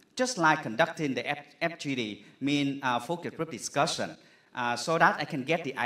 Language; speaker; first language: English; non-native, fluent; Vietnamese